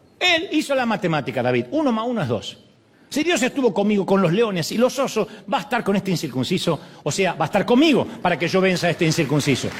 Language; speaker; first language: Spanish; native; Spanish